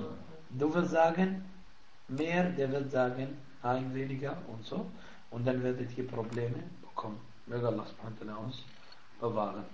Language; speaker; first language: German; non-native, fluent; Arabic